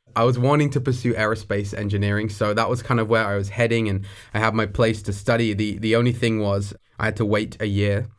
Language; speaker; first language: English; native; English